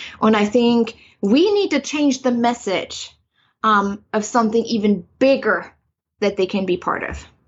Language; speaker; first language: English; native; English